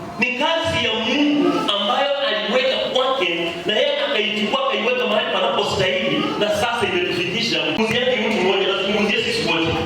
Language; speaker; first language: Swahili; native; Swahili